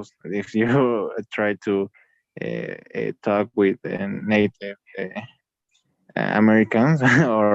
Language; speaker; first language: English; non-native, learner; Spanish